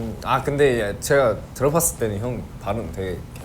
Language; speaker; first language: Korean; early bilingual, heritage; English